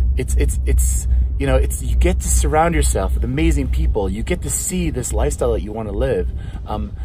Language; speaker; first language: English; non-native, fluent; Swedish